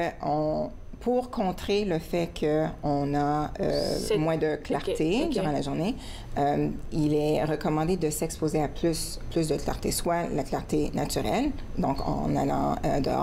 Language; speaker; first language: French; native; French